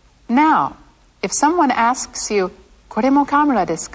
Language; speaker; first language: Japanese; non-native, fluent; English